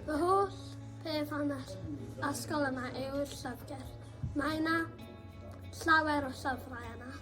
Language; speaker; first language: Welsh; non-native, local second language; English